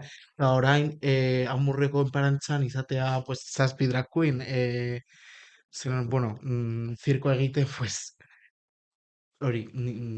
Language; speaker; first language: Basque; non-native, local second language; Spanish